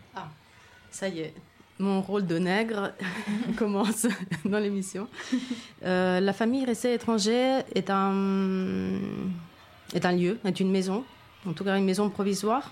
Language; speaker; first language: French; non-native, fluent; Italian